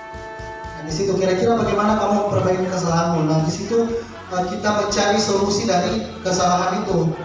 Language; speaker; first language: Indonesian; native; Indonesian